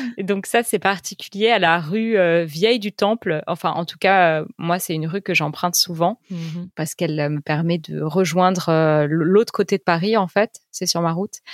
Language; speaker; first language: French; native; French